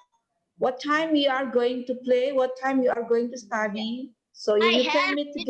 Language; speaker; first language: English; non-native, learner; Indonesian